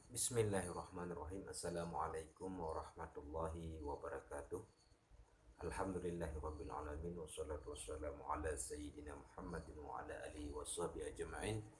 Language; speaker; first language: Indonesian; native; Indonesian